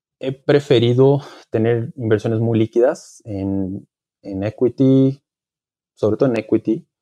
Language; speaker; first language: Spanish; non-native, fluent; Portuguese